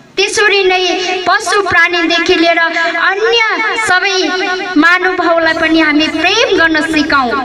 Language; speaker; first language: Nepali; non-native, local second language; Limbu